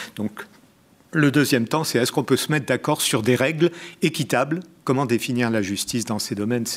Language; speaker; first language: French; native; French